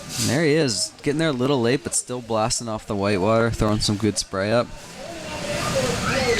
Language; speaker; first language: English; native; English